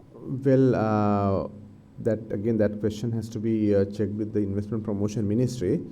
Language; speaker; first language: English; non-native, local second language; Sinhala